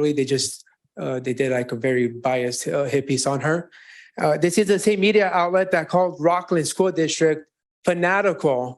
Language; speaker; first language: English; non-native, fluent; Romanian